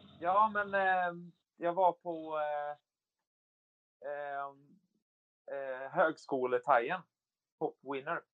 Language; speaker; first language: Swedish; native; Swedish